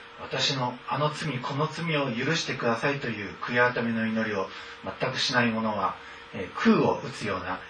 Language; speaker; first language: Japanese; native; Japanese